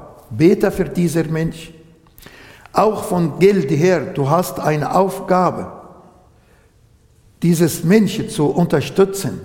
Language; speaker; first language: German; non-native, fluent; Arabic